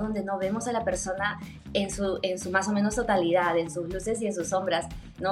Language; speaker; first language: Spanish; native; Spanish